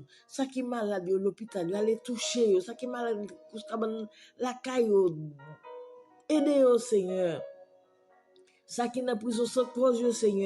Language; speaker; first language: French; non-native, local second language; Haitian Creole